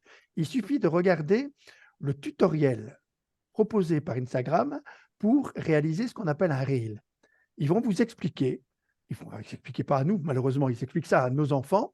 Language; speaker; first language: French; native; French